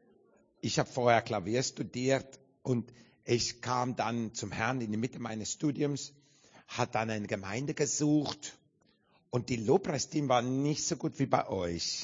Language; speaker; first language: German; non-native, learner; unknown